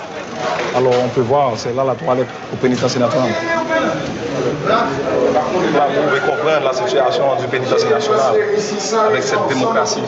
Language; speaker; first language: French; non-native, local second language; Haitian Creole